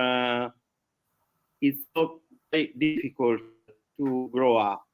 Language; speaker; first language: English; non-native, learner; Italian